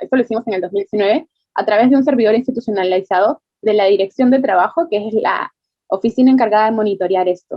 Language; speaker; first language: Spanish; native; Spanish